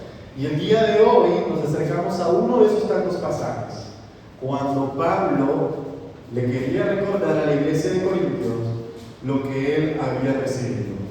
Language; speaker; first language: Spanish; native; Spanish